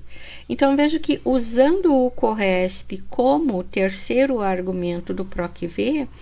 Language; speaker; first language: Portuguese; native; Portuguese